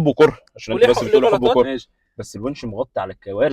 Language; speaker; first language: Arabic; native; Arabic